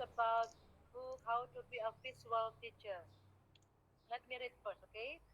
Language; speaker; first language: English; non-native, fluent; Indonesian